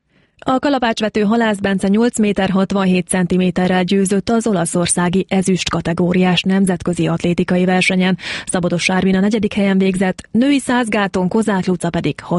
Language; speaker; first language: Hungarian; native; Hungarian